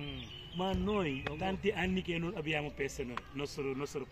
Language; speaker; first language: Italian; non-native, learner; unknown